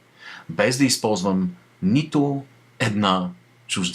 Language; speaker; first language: Bulgarian; native; Bulgarian